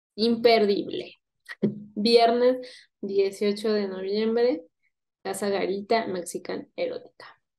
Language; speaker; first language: Spanish; native; Spanish